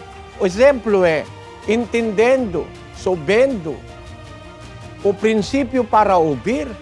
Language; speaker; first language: Portuguese; non-native, learner; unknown